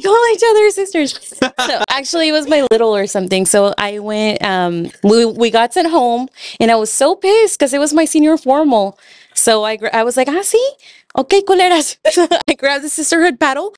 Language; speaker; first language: English; early bilingual, other home language; Spanish